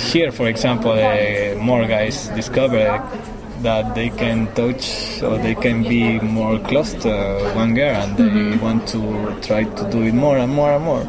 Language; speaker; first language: English; non-native, learner; Spanish